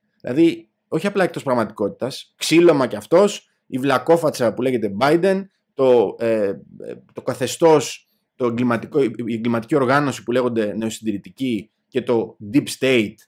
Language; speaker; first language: Greek; native; Greek